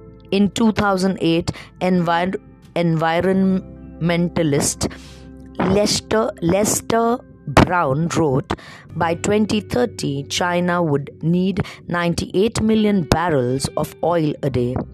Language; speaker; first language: English; non-native, local second language; Marathi